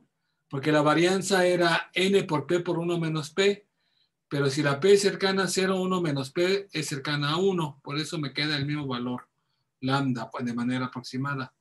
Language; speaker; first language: Spanish; native; Spanish